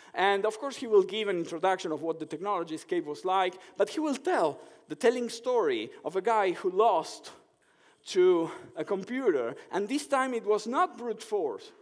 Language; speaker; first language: English; non-native, fluent; Spanish